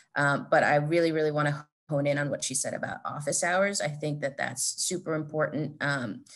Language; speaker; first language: English; native; English